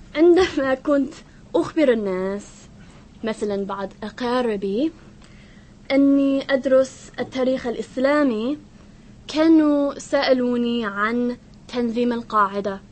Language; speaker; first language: Arabic; non-native, fluent; English